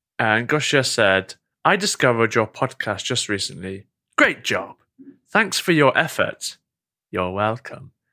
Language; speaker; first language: English; native; English